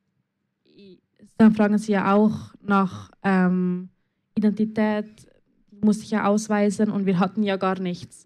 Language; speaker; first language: German; early bilingual, other home language; Spanish